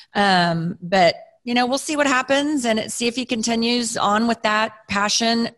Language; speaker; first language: English; native; English